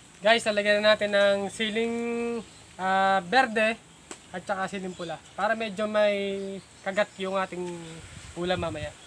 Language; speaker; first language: Filipino; native; Filipino